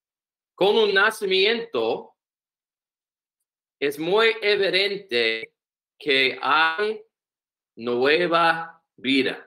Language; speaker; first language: Spanish; non-native, learner; English